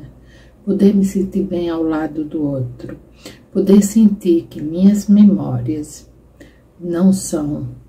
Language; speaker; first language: Portuguese; native; Portuguese